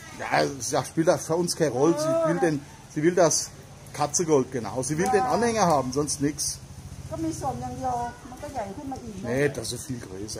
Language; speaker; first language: German; native; German